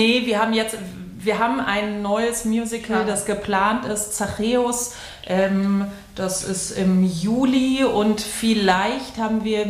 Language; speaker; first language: German; native; German